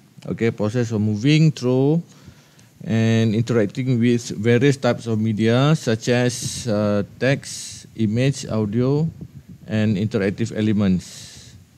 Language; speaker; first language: English; non-native, local second language; Malay